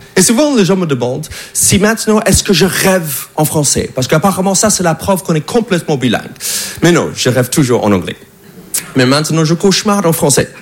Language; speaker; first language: French; non-native, fluent; English